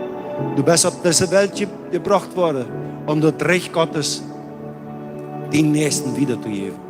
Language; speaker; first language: German; non-native, learner; Plautdietsch